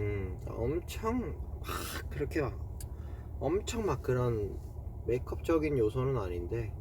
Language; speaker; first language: Korean; native; Korean